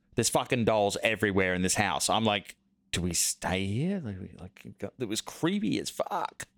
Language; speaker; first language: English; native; English